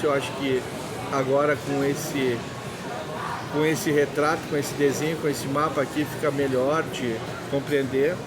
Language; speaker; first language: Portuguese; native; Portuguese